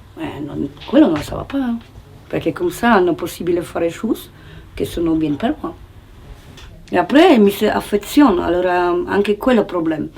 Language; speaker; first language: Italian; non-native, learner; Polish